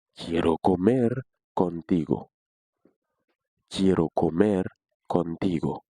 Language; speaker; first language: Spanish; non-native, fluent; Haitian Creole